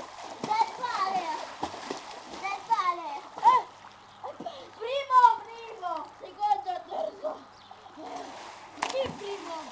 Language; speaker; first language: Italian; early bilingual, other home language; Filipino